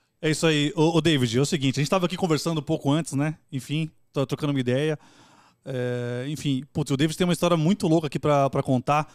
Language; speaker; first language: Portuguese; native; Portuguese